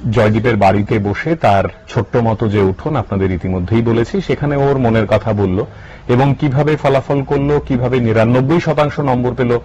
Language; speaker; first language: Bangla; native; Bangla